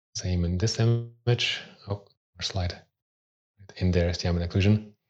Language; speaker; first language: English; early bilingual, other home language; Swiss German